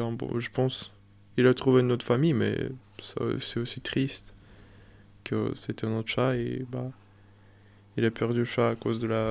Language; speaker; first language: French; non-native, learner; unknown